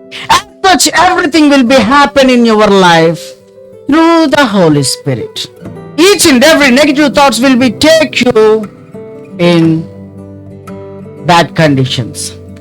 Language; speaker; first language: English; non-native, local second language; Telugu